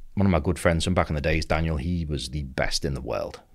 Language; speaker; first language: English; native; English